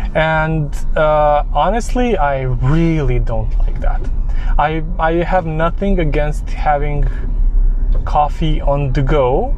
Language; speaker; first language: English; non-native, fluent; Serbian